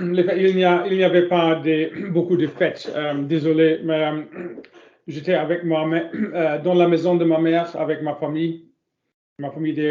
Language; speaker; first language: French; non-native, learner; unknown